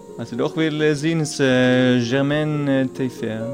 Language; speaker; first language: Dutch; non-native, learner; German